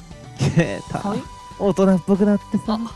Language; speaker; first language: Japanese; native; Japanese